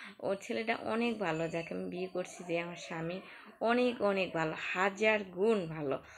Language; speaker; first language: Bangla; non-native, local second language; Rangpuri